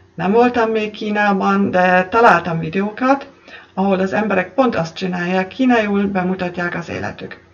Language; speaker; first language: Hungarian; non-native, fluent; German